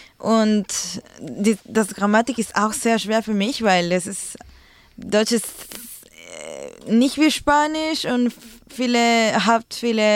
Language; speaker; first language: German; non-native, learner; Spanish